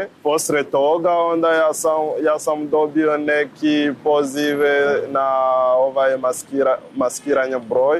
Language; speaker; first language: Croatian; non-native, learner; Rundi